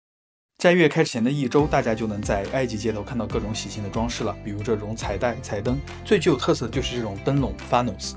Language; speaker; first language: Chinese; native; Chinese